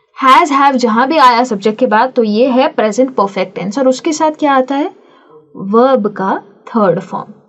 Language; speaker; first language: Hindi; native; Hindi